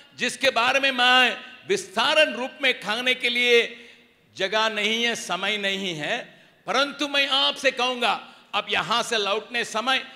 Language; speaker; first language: Hindi; non-native, local second language; Tamil